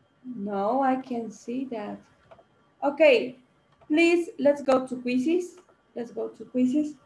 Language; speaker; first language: English; non-native, learner; Spanish